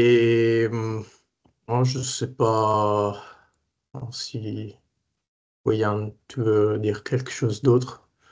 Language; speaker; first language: French; non-native, fluent; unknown